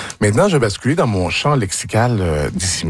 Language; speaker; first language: French; native; French